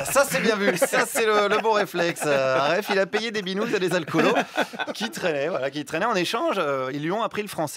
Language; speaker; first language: French; native; French